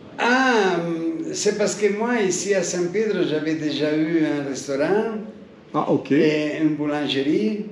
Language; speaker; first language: French; non-native, fluent; Italian